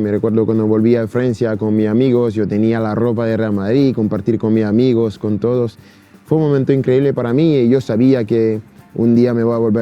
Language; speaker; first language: Spanish; non-native, fluent; French